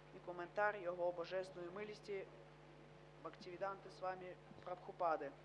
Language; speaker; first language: Ukrainian; non-native, local second language; Russian